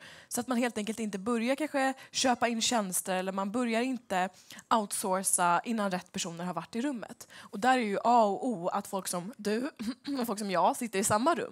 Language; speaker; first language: Swedish; native; Swedish